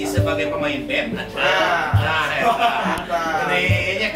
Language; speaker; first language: Indonesian; non-native, local second language; Sundanese